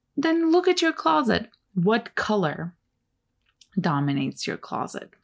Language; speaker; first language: English; non-native, fluent; Turkish